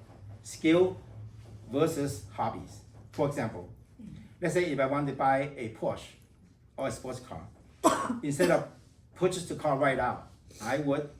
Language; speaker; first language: English; non-native, fluent; Vietnamese